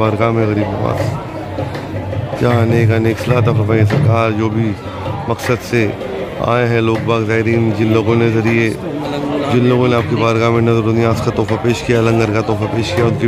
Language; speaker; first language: Urdu; native; Urdu